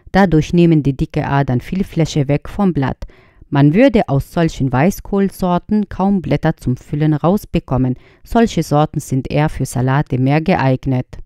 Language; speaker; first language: German; non-native, fluent; Arabic